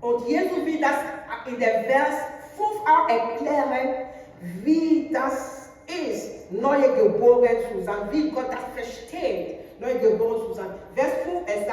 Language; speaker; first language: German; non-native, learner; French